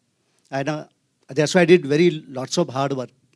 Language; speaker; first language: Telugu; non-native, learner; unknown